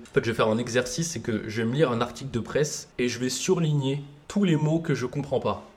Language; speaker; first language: French; native; French